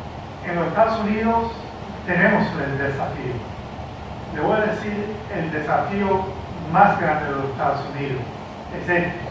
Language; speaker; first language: Spanish; early bilingual, heritage; Spanish